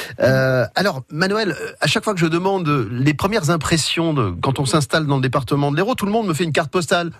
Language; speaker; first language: French; native; French